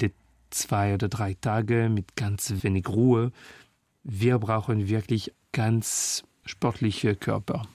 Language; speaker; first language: German; non-native, fluent; French